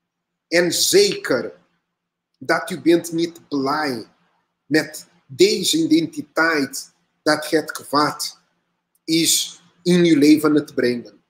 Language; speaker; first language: Dutch; non-native, learner; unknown